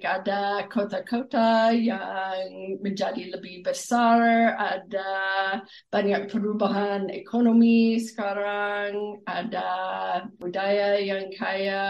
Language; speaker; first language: Indonesian; non-native, fluent; English